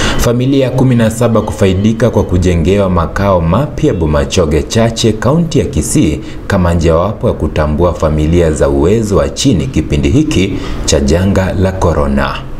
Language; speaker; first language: Swahili; non-native, local second language; Gusii